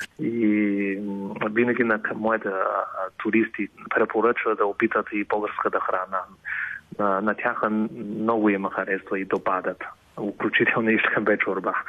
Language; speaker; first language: Bulgarian; non-native, fluent; Chinese